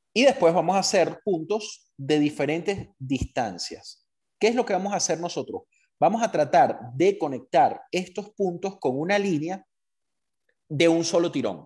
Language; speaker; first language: Spanish; native; Spanish